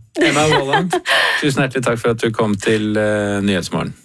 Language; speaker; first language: Norwegian; native; Norwegian